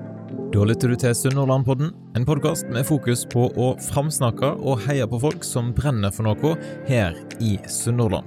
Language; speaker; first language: Norwegian; native; Norwegian